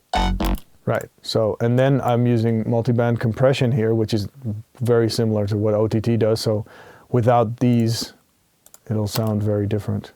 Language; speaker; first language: English; non-native, fluent; Dutch